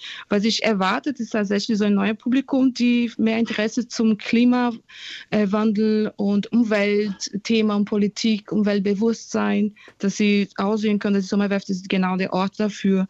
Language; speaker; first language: German; non-native, fluent; Portuguese